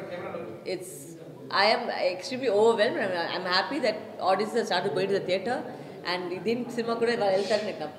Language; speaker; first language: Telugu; non-native, local second language; Tamil